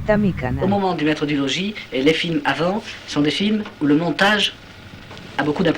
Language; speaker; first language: French; native; French